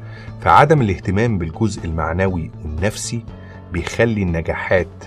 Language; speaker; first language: Arabic; native; Arabic